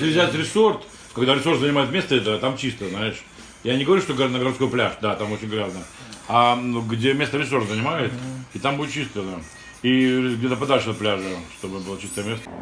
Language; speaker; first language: Russian; native; Russian